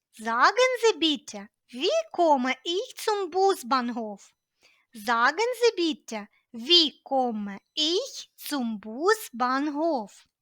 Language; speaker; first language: German; non-native, fluent; Ukrainian